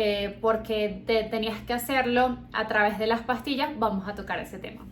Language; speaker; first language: Spanish; native; Spanish